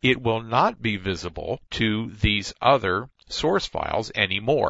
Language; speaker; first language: English; native; English